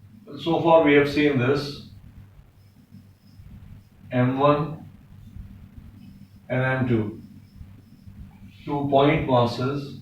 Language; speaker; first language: English; non-native, local second language; Hindi